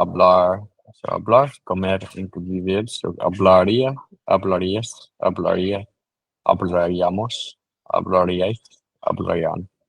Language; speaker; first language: Spanish; non-native, learner; English